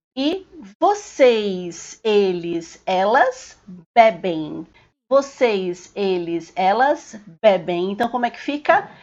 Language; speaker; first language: Portuguese; native; Portuguese